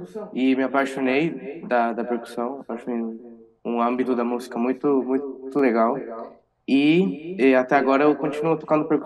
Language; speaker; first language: Portuguese; early bilingual, other home language; Spanish